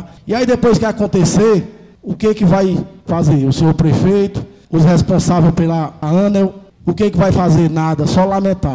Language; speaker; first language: Portuguese; native; Portuguese